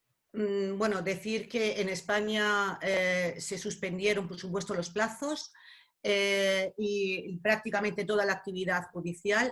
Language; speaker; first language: Spanish; native; Spanish